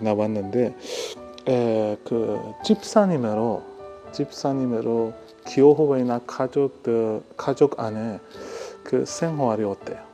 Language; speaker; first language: Korean; non-native, fluent; Persian